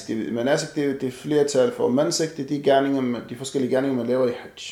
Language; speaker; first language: Danish; non-native, fluent; Arabic